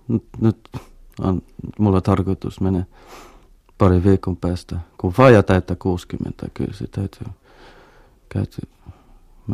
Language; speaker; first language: Finnish; non-native, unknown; English